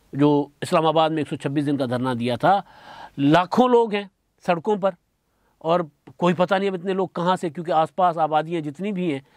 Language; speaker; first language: Urdu; non-native, local second language; Sindhi